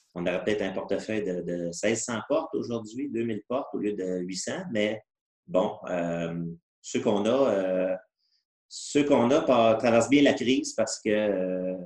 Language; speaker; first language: French; native; French